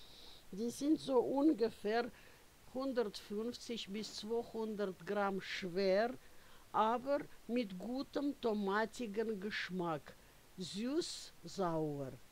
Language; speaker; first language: German; non-native, fluent; Russian